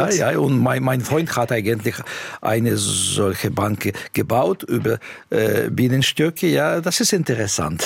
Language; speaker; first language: German; non-native, fluent; Russian